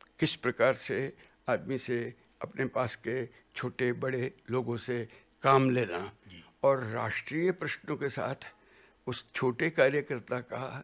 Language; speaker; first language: Hindi; non-native, local second language; Gujarati